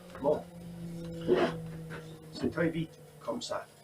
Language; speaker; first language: French; non-native, learner; English